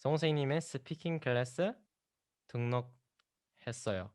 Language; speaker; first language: Korean; non-native, learner; Indonesian